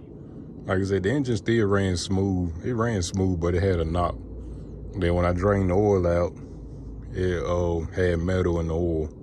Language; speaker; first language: English; native; English